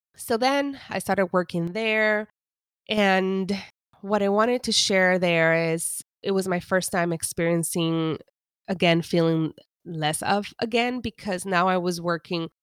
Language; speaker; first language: English; non-native, fluent; Spanish